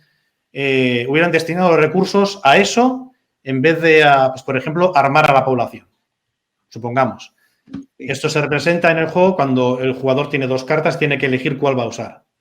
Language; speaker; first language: Spanish; native; Spanish